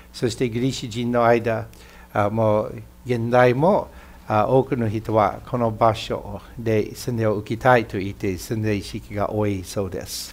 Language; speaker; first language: Japanese; non-native, fluent; English